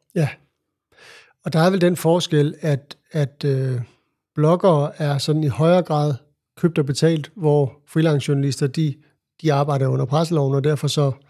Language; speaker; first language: Danish; native; Danish